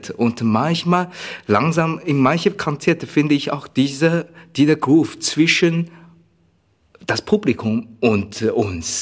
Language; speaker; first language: German; non-native, learner; Chinese